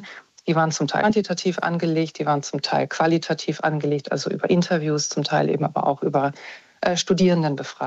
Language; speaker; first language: German; native; German